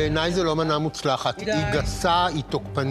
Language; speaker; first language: Hebrew; native; Hebrew